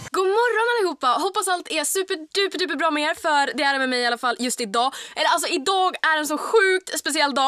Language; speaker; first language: Swedish; native; Swedish